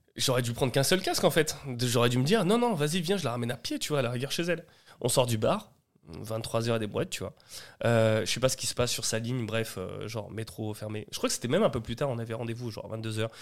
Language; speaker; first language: French; early bilingual, other home language; Portuguese